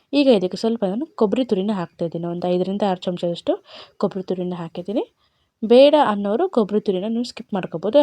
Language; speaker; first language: Kannada; non-native, local second language; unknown